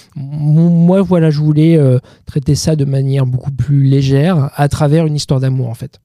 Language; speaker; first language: French; native; French